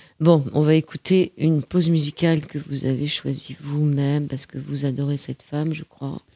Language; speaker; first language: French; native; French